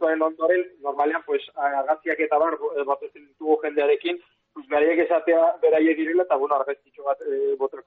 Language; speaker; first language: Basque; native; Basque